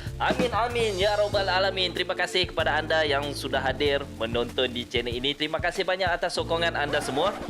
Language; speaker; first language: Malay; native; Malay